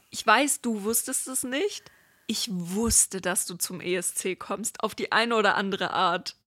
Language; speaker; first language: German; native; German